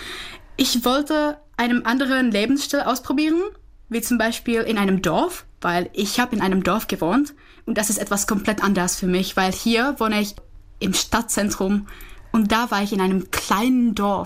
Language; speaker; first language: German; non-native, fluent; Czech